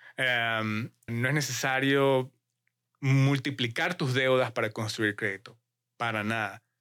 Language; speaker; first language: Spanish; native; Spanish